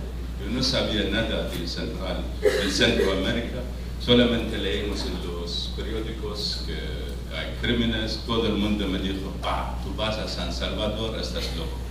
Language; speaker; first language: Spanish; non-native, fluent; Arabic